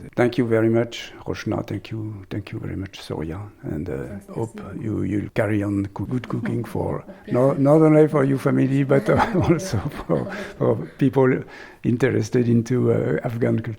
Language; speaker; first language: English; non-native, fluent; French